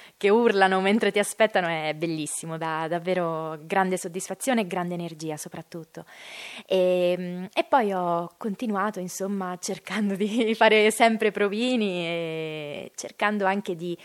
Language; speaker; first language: Italian; native; Italian